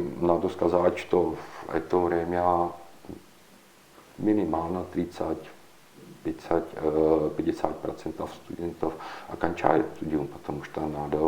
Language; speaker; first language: Russian; non-native, learner; Czech